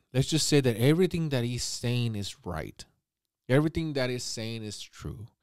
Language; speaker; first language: English; native; English